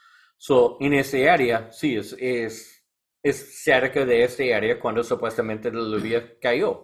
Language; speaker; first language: Spanish; non-native, learner; English